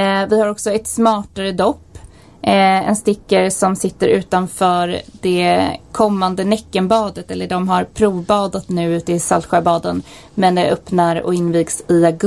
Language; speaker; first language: Swedish; native; Swedish